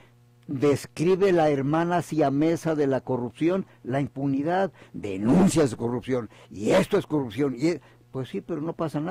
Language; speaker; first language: Spanish; native; Spanish